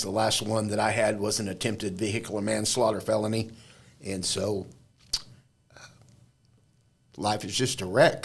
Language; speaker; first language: English; native; English